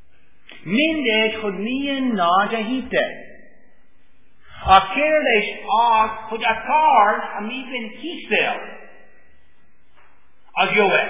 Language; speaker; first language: Hungarian; non-native, fluent; English